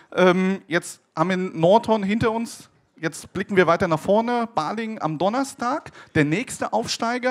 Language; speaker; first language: German; native; German